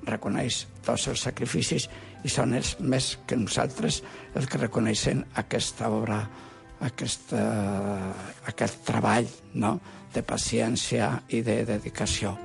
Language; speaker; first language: Catalan; non-native, local second language; Spanish